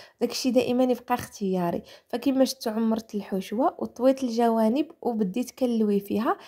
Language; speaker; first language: Arabic; native; Arabic